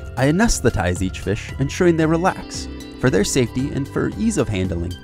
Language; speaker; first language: English; native; English